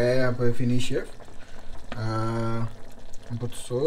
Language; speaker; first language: French; non-native, learner; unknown